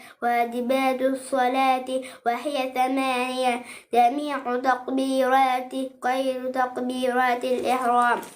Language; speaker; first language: Arabic; non-native, learner; Oromo